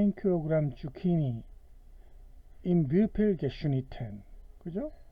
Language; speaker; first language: German; non-native, fluent; Korean